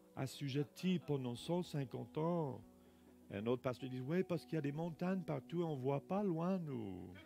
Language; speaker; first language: French; non-native, fluent; English